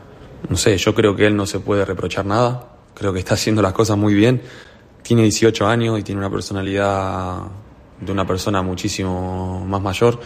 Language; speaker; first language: Spanish; native; Spanish